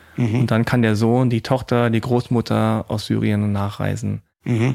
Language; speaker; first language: German; native; German